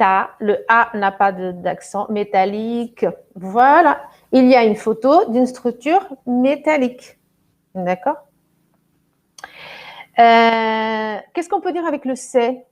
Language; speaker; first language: French; non-native, fluent; Portuguese